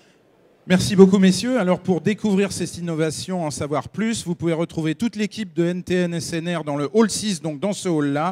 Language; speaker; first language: French; native; French